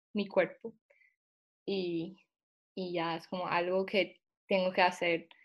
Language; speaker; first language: Spanish; non-native, fluent; English